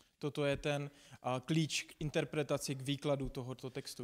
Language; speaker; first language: Czech; non-native, fluent; English